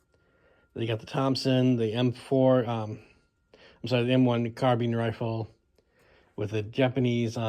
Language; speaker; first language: English; native; English